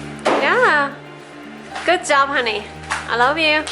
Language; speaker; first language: English; non-native, learner; Thai